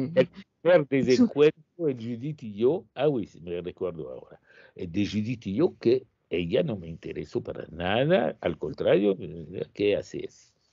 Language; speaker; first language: Spanish; non-native, fluent; French